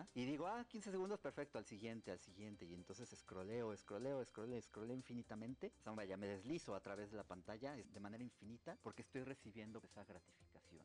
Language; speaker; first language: Spanish; native; Spanish